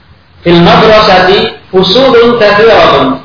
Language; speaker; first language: Arabic; non-native, fluent; Indonesian